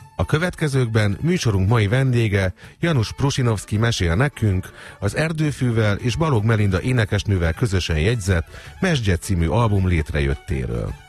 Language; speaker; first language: Hungarian; native; Hungarian